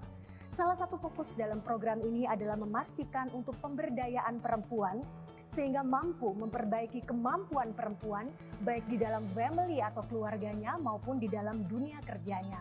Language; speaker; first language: Indonesian; native; Indonesian